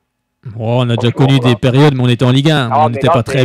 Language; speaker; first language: French; native; French